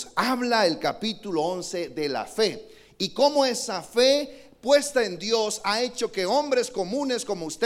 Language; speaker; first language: Spanish; native; Spanish